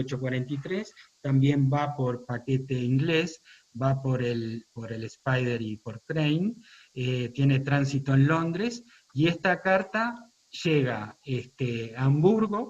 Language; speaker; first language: Spanish; native; Spanish